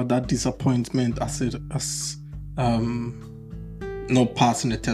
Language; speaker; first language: English; non-native, local second language; Akan